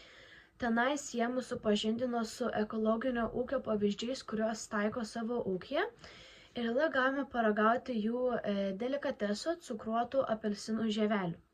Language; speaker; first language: Lithuanian; native; Lithuanian